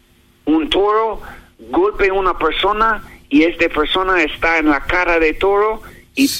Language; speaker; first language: Spanish; non-native, learner; English